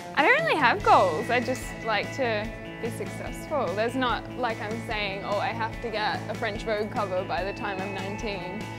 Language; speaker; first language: English; native; English